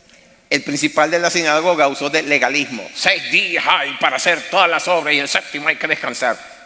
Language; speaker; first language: Spanish; native; Spanish